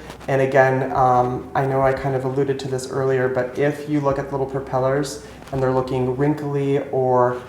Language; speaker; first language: English; native; English